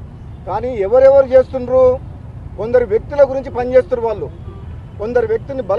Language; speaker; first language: Telugu; native; Telugu